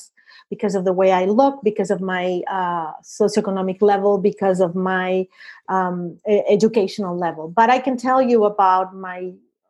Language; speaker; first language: English; non-native, fluent; Spanish